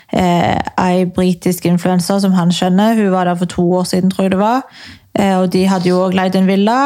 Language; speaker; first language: Norwegian; early bilingual, other home language; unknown